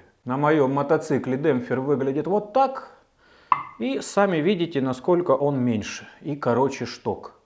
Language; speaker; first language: Russian; native; Russian